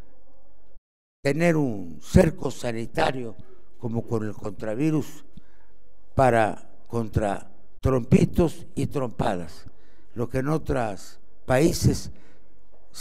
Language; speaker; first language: Spanish; native; Spanish